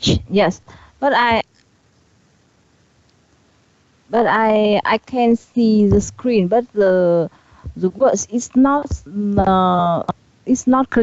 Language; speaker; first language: English; non-native, learner; Vietnamese